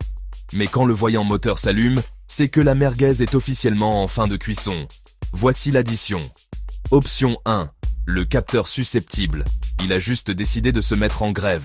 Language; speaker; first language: French; native; French